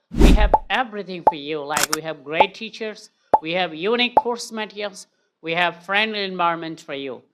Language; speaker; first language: English; non-native, local second language; Bangla